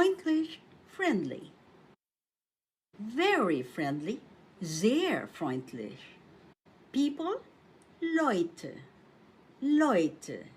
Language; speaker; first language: German; non-native, fluent; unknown